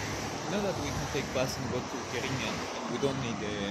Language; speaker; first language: English; non-native, learner; Greek